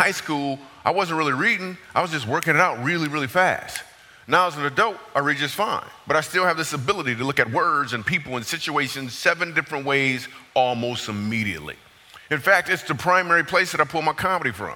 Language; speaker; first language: English; native; English